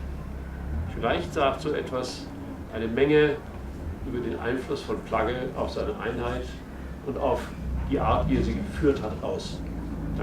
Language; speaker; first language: German; native; German